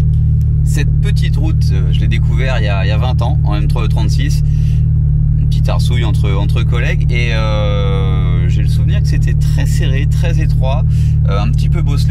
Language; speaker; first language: French; native; French